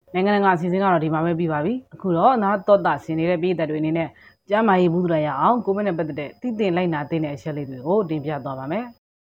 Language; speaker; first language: Burmese; native; Burmese